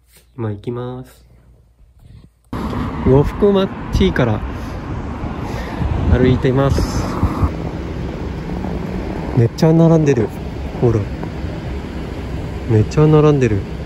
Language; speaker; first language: Japanese; non-native, fluent; Vietnamese